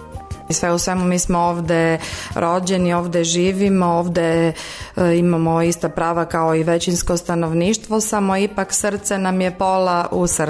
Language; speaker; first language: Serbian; early bilingual, heritage; Serbian